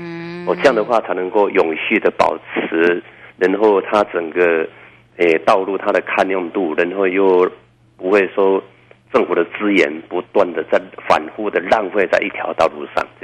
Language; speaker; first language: Chinese; native; Chinese